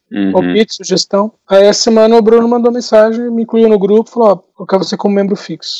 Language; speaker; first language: Portuguese; native; Portuguese